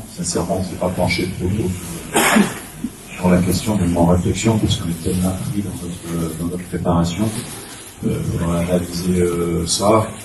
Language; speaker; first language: French; non-native, fluent; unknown